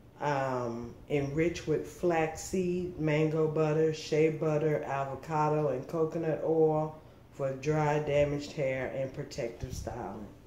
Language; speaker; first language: English; native; English